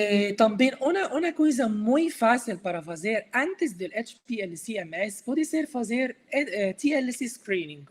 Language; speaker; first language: Portuguese; non-native, learner; Arabic